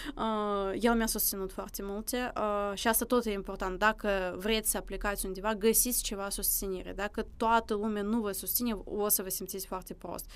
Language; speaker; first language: Romanian; early bilingual, other home language; Russian